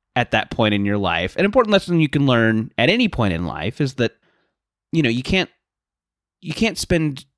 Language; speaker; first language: English; native; English